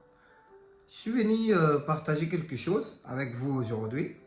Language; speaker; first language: French; non-native, local second language; Lingala